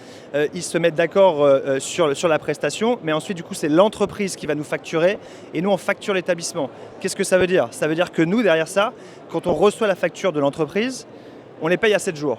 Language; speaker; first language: French; native; French